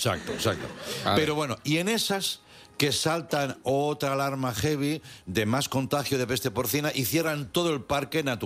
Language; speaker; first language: Spanish; native; Spanish